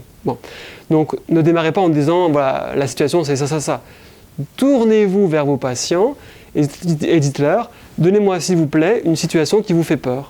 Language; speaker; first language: French; native; French